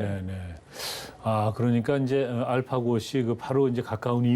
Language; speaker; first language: Korean; native; Korean